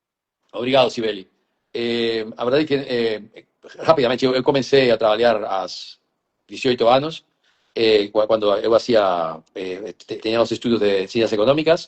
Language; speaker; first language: Portuguese; non-native, fluent; Spanish